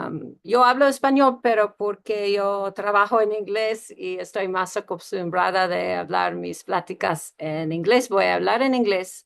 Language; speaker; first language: Spanish; early bilingual, heritage; Spanish